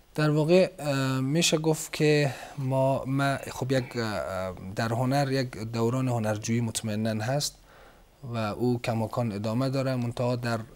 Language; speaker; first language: Persian; native; Persian